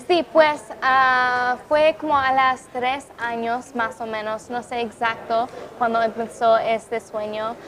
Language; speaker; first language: Spanish; non-native, fluent; English